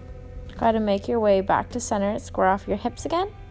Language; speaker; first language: English; native; English